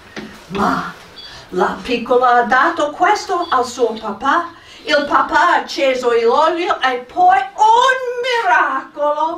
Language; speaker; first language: Italian; non-native, fluent; English